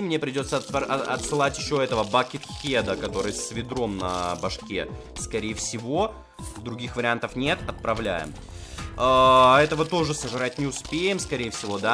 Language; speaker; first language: Russian; native; Russian